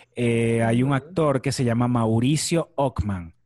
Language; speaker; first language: Spanish; native; Spanish